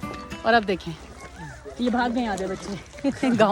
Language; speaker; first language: Urdu; native; Urdu